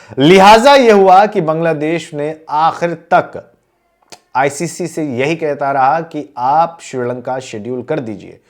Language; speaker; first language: Hindi; native; Hindi